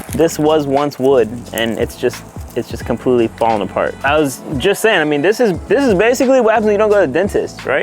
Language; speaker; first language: English; native; English